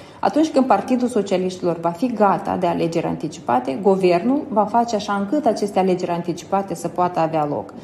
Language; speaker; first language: Romanian; native; Romanian